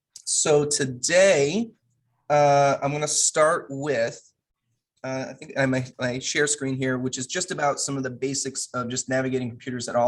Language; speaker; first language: English; native; English